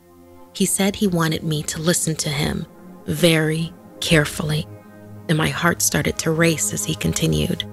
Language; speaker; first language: English; native; English